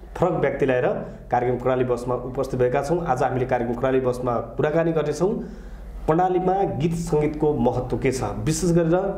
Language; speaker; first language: Nepali; native; Nepali